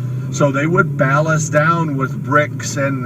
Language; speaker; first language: English; native; English